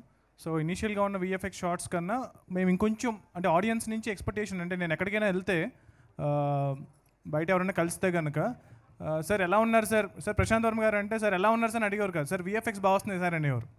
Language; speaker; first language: Telugu; native; Telugu